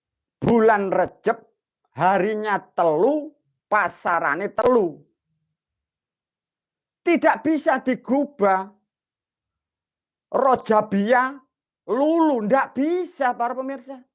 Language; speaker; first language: Indonesian; non-native, local second language; Javanese